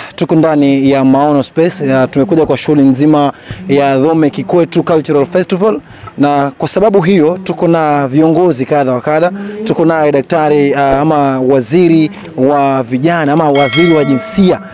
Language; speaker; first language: Swahili; native; Swahili